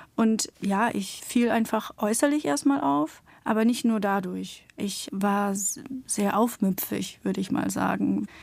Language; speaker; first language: German; early bilingual, other home language; Turkish